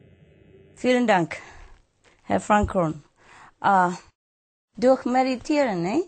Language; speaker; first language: German; non-native, learner; Vietnamese